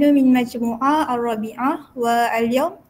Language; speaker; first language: Arabic; non-native, learner; Malay